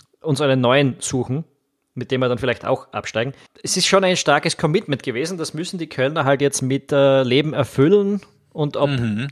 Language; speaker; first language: German; native; German